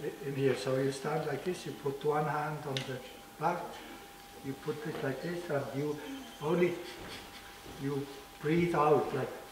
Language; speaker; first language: English; non-native, learner; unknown